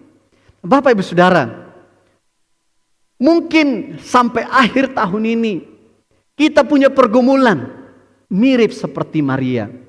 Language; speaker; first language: Indonesian; native; Indonesian